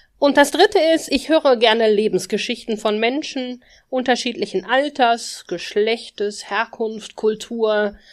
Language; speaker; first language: German; native; German